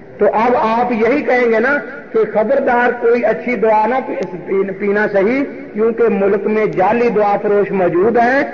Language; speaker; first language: Urdu; non-native, local second language; Punjabi